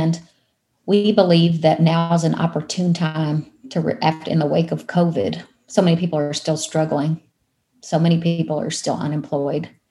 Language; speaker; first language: English; native; English